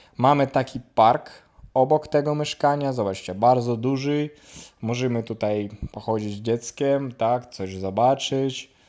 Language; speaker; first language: Polish; non-native, learner; Ukrainian